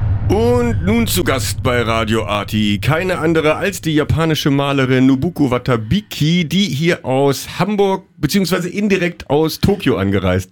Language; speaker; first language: German; native; German